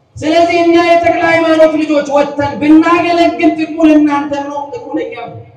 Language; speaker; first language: Amharic; native; Amharic